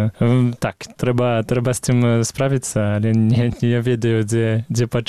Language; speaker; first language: Belarusian; non-native, fluent; French